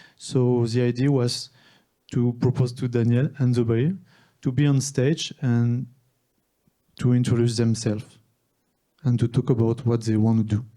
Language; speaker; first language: English; non-native, learner; French